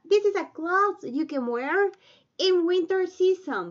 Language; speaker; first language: English; non-native, fluent; Spanish